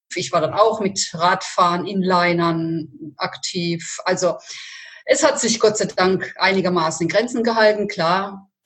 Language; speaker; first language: German; early bilingual, other home language; Italian